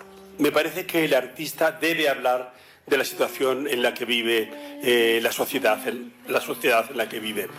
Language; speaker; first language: Spanish; native; Spanish